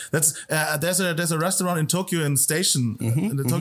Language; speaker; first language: English; non-native, fluent; German